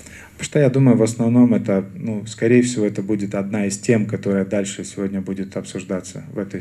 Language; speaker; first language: Russian; native; Russian